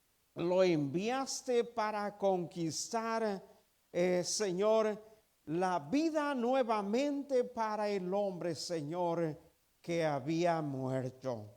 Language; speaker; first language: Spanish; native; Spanish